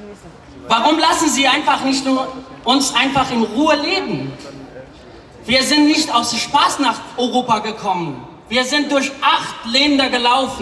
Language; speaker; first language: German; non-native, fluent; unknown